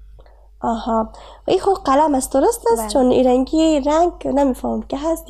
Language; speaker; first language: Persian; native; Persian